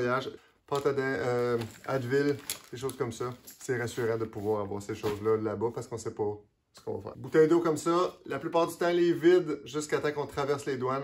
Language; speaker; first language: French; native; French